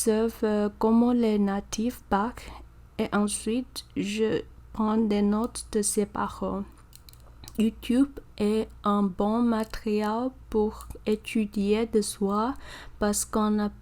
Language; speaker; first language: French; non-native, learner; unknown